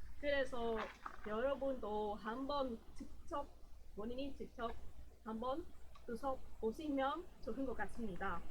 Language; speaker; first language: Korean; non-native, learner; Vietnamese